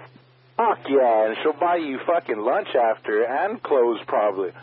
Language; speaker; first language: English; native; English